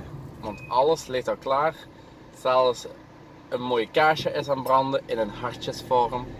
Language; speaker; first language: Dutch; native; Dutch